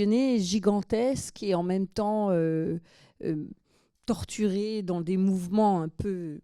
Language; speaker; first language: French; native; French